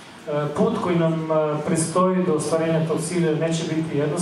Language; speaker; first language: Bosnian; native; Bosnian